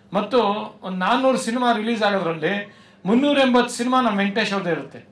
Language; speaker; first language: Kannada; native; Kannada